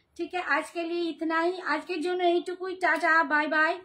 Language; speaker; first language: Hindi; non-native, local second language; Bangla